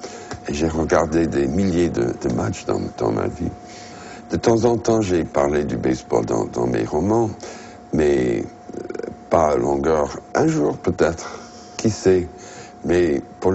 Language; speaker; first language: French; non-native, fluent; English